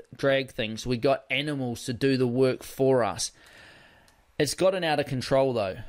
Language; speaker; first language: English; native; English